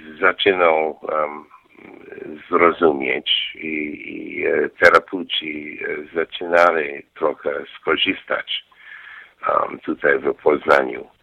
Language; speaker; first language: Polish; non-native, learner; English